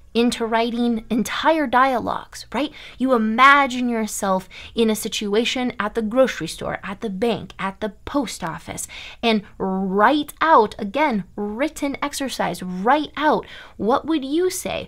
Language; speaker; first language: English; native; English